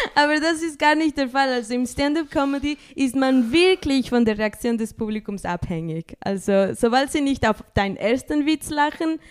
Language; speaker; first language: German; non-native, fluent; Spanish